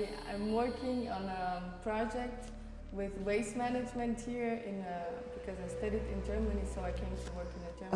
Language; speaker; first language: English; non-native, fluent; Portuguese